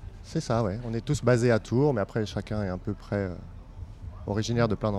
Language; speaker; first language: French; native; French